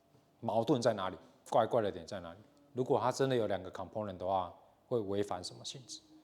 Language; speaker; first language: Chinese; native; Chinese